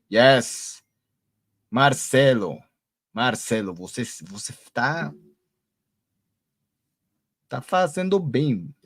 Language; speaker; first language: Portuguese; non-native, learner; Spanish